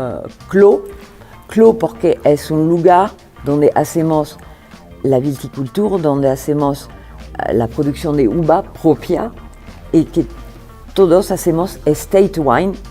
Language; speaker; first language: Spanish; non-native, fluent; French